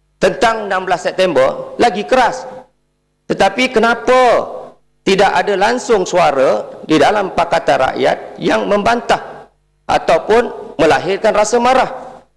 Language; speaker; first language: Malay; native; Malay